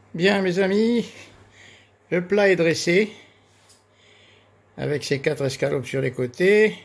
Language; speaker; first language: French; native; French